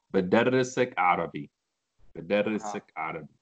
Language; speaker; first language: Arabic; non-native, learner; English